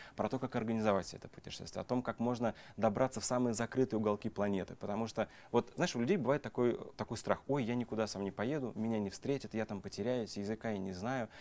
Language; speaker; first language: Russian; native; Russian